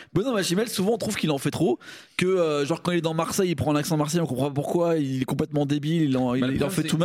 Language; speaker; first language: French; native; French